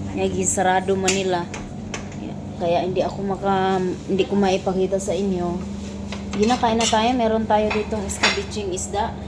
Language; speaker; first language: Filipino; non-native, local second language; Cebuano